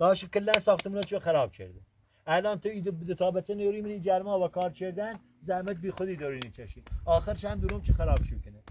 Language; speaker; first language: Persian; non-native, local second language; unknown